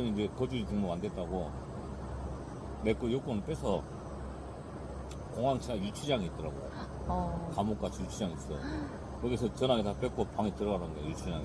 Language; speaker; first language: Korean; native; Korean